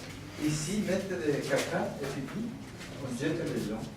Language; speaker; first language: French; non-native, learner; Spanish